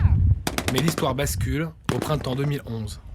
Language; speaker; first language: French; native; French